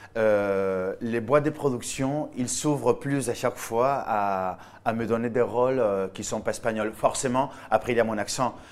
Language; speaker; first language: French; non-native, fluent; Spanish